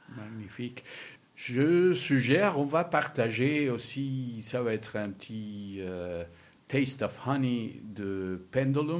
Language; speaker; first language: French; non-native, learner; Spanish